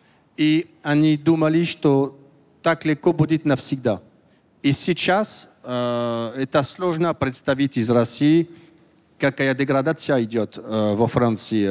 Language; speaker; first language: Russian; non-native, learner; French